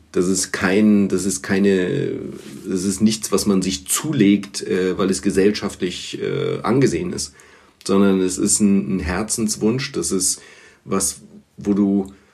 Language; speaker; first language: German; early bilingual, other home language; Bulgarian